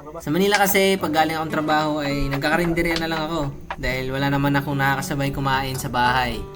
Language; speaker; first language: Filipino; non-native, local second language; Cebuano